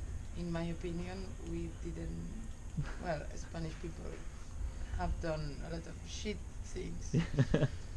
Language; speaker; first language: English; non-native, learner; Spanish